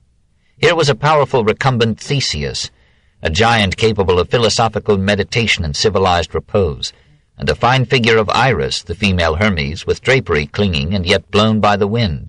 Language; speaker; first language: English; native; English